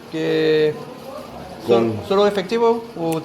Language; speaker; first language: Spanish; non-native, learner; French